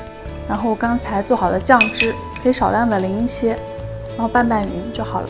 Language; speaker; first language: Chinese; native; Chinese